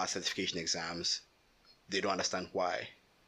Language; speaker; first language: English; non-native, local second language; Akan